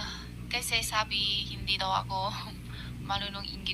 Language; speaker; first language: Filipino; non-native, learner; Chinese